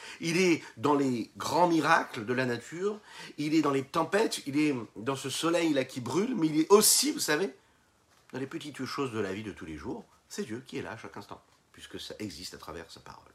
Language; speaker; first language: French; native; French